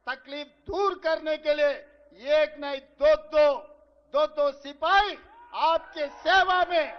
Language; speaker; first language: Hindi; non-native, local second language; Telugu